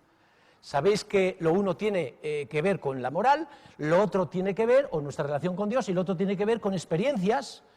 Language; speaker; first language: Spanish; native; Spanish